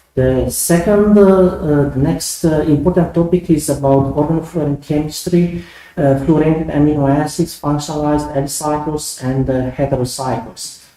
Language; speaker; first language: English; non-native, fluent; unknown